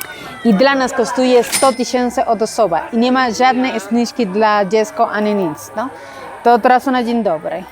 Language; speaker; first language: Polish; non-native, learner; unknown